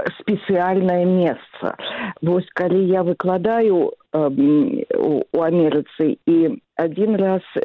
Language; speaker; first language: Belarusian; native; Belarusian